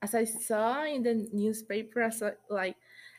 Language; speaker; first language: English; non-native, learner; Spanish